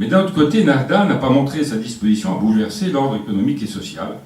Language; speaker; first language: French; native; French